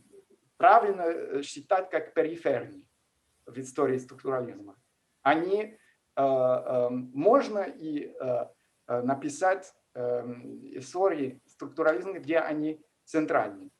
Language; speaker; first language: Russian; non-native, fluent; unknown